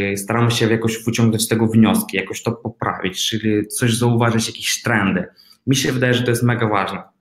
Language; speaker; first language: Polish; non-native, fluent; Ukrainian